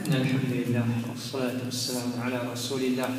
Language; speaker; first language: Arabic; non-native, fluent; French